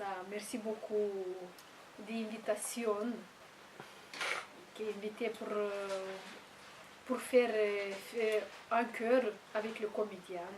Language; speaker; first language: French; non-native, learner; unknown